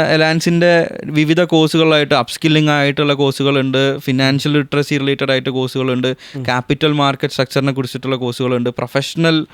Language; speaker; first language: Malayalam; native; Malayalam